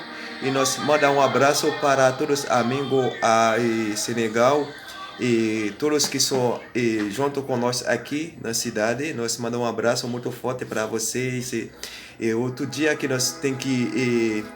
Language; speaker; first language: Portuguese; non-native, learner; Haitian Creole